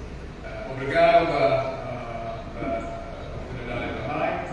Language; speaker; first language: Portuguese; non-native, local second language; Tetum